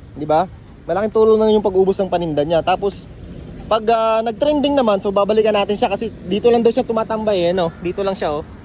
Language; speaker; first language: Filipino; native; Filipino